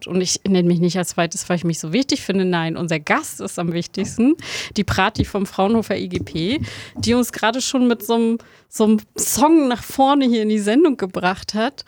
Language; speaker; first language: German; native; German